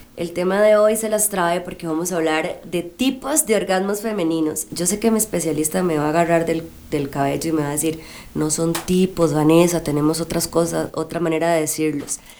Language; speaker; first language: Spanish; native; Spanish